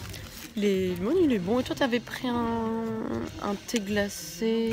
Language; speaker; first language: French; native; French